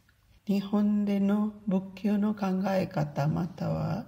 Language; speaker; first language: Japanese; non-native, fluent; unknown